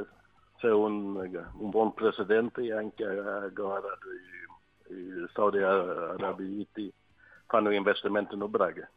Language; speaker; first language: Italian; non-native, learner; Swedish